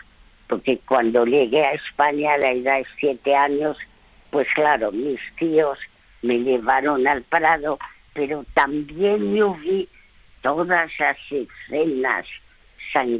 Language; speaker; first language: Spanish; early bilingual, other home language; French